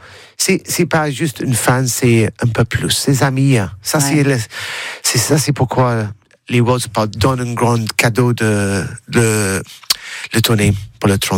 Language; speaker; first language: French; non-native, learner; English